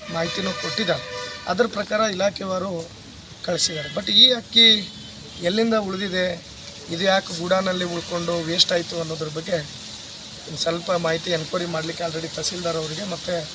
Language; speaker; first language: Kannada; non-native, local second language; Lambadi